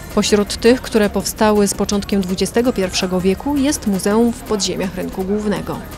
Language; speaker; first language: Polish; native; Polish